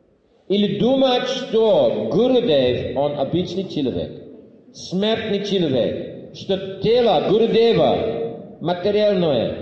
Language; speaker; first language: Russian; non-native, fluent; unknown